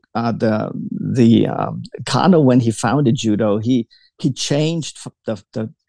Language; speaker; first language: English; early bilingual, other home language; German